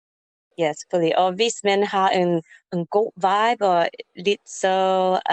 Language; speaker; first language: Danish; non-native, learner; English